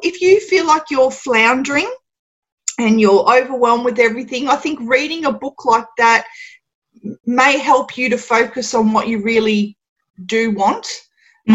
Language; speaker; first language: English; native; English